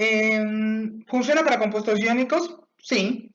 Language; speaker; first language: Spanish; native; Spanish